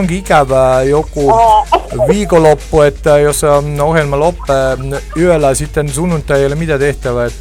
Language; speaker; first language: Finnish; non-native, learner; Estonian